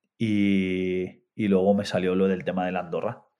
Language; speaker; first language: Spanish; native; Spanish